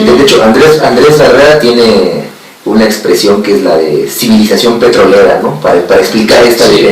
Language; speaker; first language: Spanish; native; Spanish